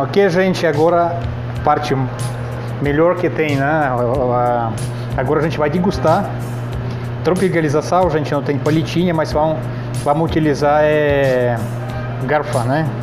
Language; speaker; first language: Portuguese; non-native, learner; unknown